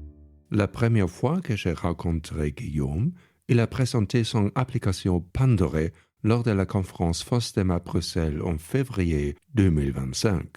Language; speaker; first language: French; non-native, fluent; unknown